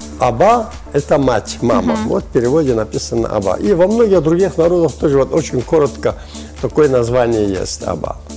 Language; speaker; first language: Russian; non-native, local second language; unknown